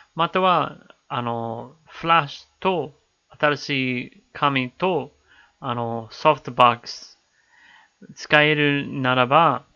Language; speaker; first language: Japanese; non-native, learner; English